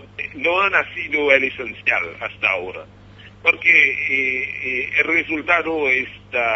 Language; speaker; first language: Spanish; non-native, fluent; Haitian Creole